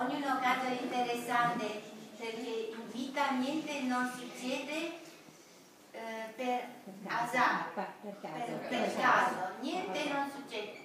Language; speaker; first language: Italian; non-native, fluent; Romanian